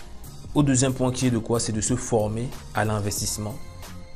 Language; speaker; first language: French; native; French